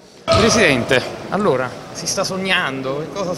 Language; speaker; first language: Italian; native; Italian